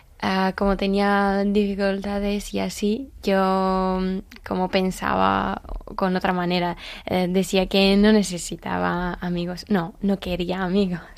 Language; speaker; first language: Spanish; non-native, learner; Georgian